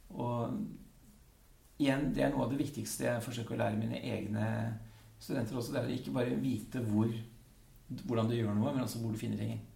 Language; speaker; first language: Norwegian; early bilingual, other home language; Dutch